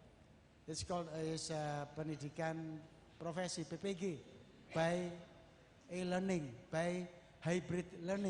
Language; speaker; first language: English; non-native, learner; Indonesian